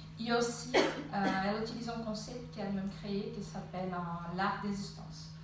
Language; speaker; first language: French; non-native, fluent; Portuguese